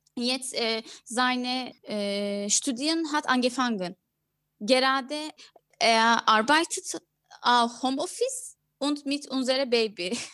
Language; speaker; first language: German; non-native, learner; Turkish